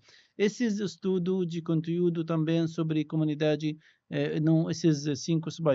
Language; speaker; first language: Portuguese; non-native, learner; Arabic